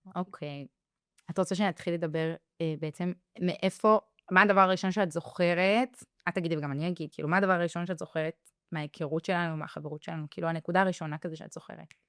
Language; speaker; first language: Hebrew; native; Hebrew